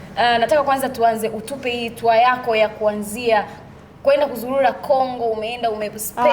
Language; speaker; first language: Swahili; native; Swahili